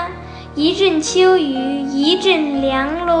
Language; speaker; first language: Chinese; early bilingual, heritage; Chinese